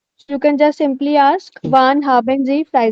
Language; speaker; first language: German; non-native, fluent; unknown